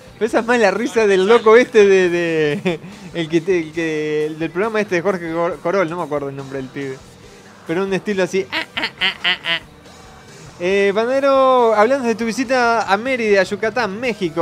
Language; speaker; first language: Spanish; native; Spanish